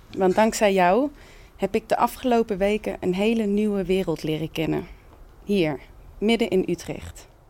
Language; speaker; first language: Dutch; native; Dutch